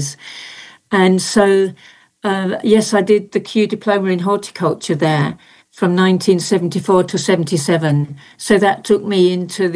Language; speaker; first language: English; native; English